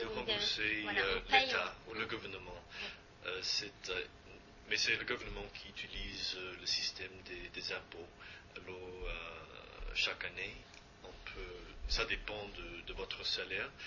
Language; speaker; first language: French; non-native, fluent; English